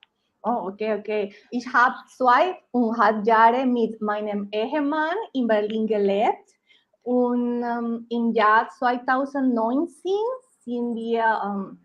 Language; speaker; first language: German; non-native, learner; Spanish